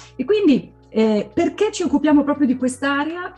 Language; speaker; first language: Italian; non-native, fluent; Swiss German